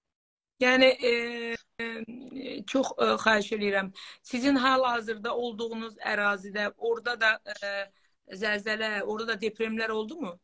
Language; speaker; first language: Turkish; non-native, learner; Azerbaijani